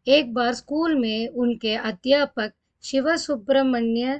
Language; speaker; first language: Hindi; non-native, local second language; Tamil